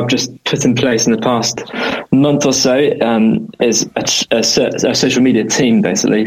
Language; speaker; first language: English; native; English